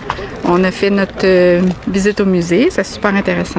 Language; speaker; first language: French; native; French